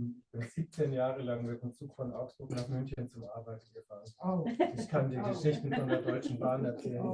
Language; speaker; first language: German; native; German